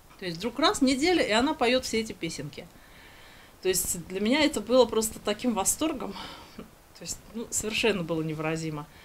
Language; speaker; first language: Russian; native; Russian